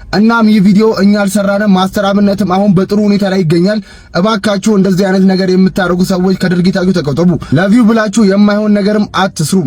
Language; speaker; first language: Amharic; native; Amharic